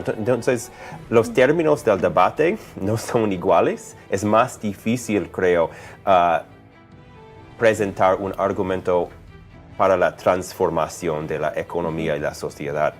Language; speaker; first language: Spanish; non-native, fluent; English